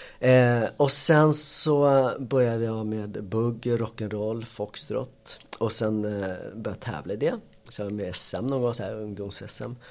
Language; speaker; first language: Swedish; early bilingual, other home language; Spanish